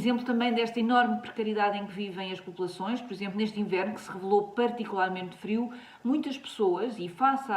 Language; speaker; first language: Portuguese; native; Portuguese